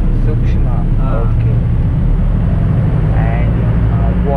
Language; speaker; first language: English; non-native, fluent; Hindi